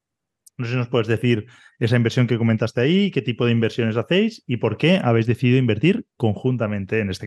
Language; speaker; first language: Spanish; native; Spanish